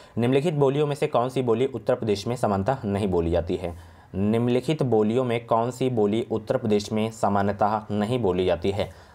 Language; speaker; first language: Hindi; native; Hindi